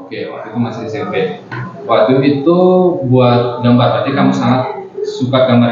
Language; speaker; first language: Indonesian; non-native, local second language; Javanese